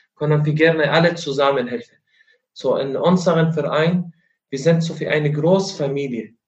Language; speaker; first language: German; non-native, fluent; Arabic